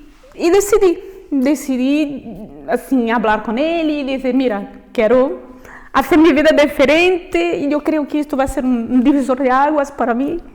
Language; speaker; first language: Spanish; non-native, fluent; Portuguese